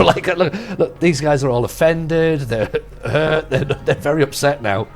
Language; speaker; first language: English; native; English